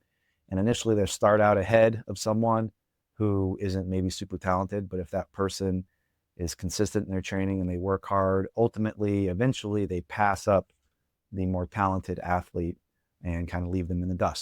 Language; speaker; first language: English; native; English